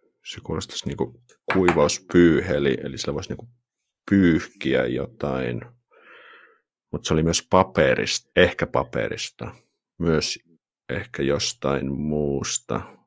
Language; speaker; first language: Finnish; native; Finnish